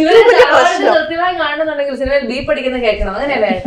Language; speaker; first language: Malayalam; native; Malayalam